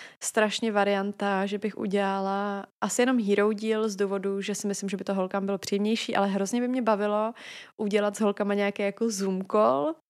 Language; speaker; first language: Czech; native; Czech